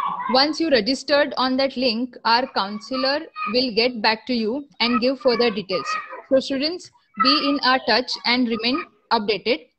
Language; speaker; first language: English; non-native, local second language; Marathi